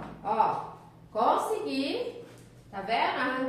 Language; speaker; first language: Portuguese; native; Portuguese